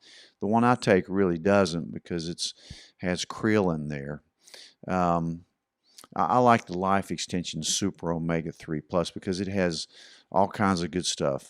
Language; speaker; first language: English; native; English